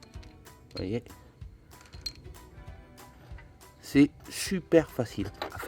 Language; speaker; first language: French; native; French